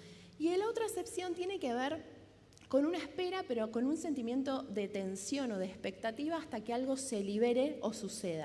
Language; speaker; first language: Spanish; native; Spanish